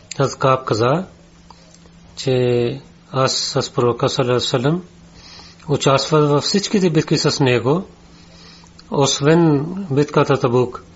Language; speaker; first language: Bulgarian; non-native, learner; Urdu